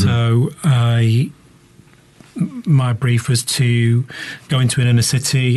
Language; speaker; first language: English; native; English